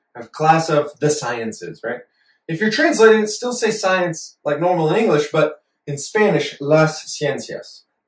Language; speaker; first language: English; native; English